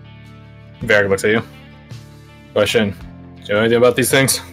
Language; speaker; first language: English; native; English